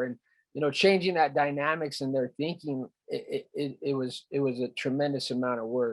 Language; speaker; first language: English; native; English